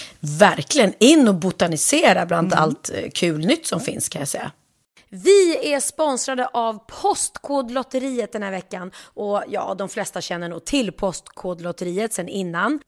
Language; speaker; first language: Swedish; native; Swedish